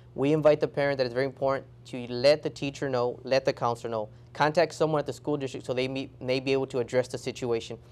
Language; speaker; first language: English; early bilingual, other home language; Spanish